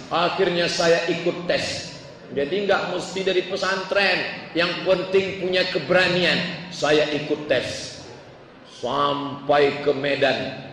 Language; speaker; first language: Indonesian; native; Indonesian